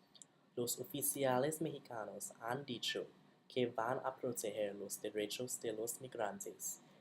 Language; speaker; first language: Spanish; non-native, learner; English